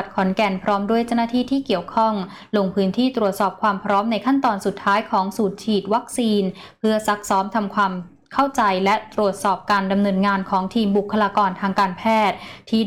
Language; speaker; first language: Thai; native; Thai